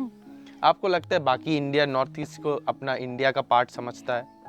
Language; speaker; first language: Hindi; native; Hindi